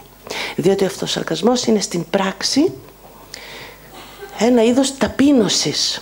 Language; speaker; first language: Greek; native; Greek